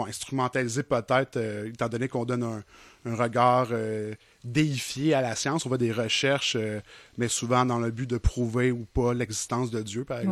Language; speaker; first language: French; native; French